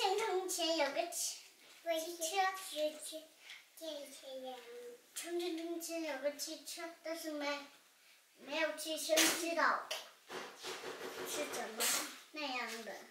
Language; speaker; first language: Chinese; early bilingual, heritage; Chinese